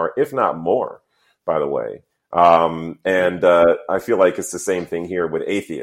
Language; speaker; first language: English; native; English